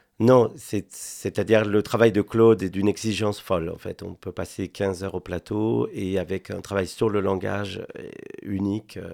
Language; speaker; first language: French; non-native, fluent; Spanish